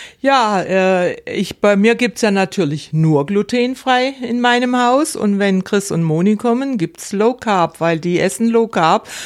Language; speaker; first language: German; native; German